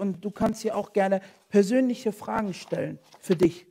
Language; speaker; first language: German; non-native, fluent; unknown